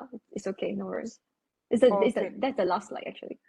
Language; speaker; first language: English; non-native, local second language; Chinese